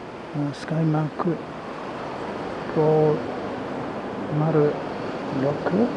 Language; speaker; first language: Japanese; non-native, learner; English